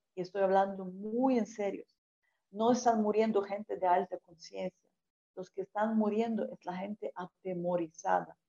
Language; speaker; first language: Spanish; non-native, fluent; Ukrainian